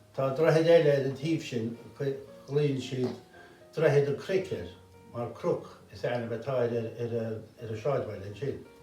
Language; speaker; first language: Irish; native; Irish